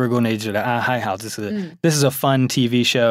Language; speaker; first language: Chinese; non-native, fluent; English